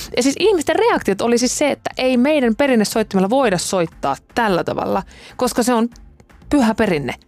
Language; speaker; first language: Finnish; native; Finnish